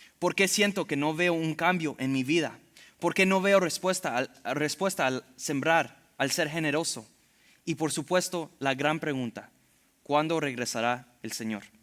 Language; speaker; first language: Spanish; early bilingual, heritage; Spanish